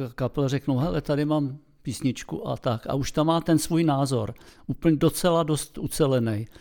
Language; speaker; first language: Czech; native; Czech